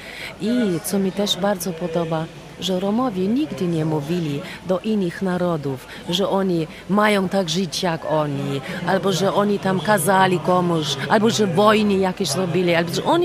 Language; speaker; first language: Polish; non-native, learner; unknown